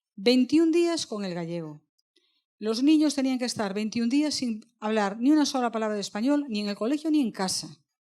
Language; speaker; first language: Spanish; native; Spanish